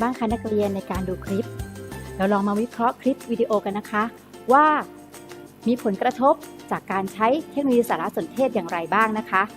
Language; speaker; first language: Thai; native; Thai